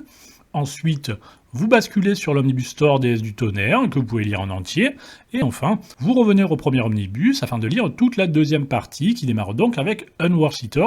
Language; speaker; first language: French; native; French